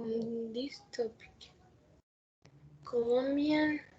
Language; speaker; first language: English; non-native, learner; Spanish